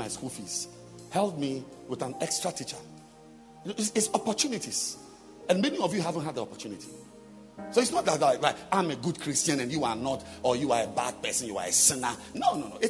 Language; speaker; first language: English; non-native, local second language; Akan